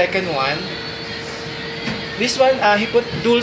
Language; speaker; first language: English; non-native, local second language; Filipino